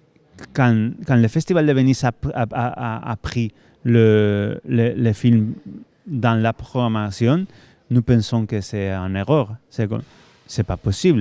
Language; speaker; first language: French; non-native, fluent; Spanish